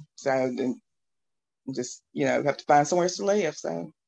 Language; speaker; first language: English; native; English